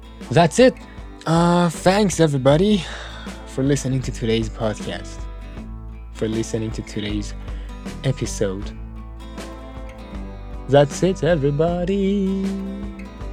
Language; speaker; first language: English; non-native, fluent; Persian